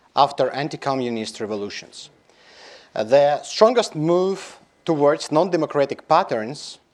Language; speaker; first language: English; non-native, fluent; Belarusian